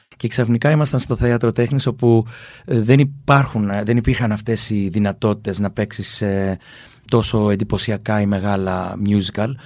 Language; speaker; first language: Greek; early bilingual, other home language; English